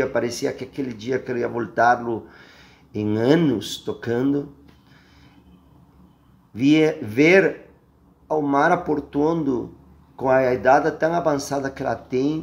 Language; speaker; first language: Portuguese; non-native, fluent; Spanish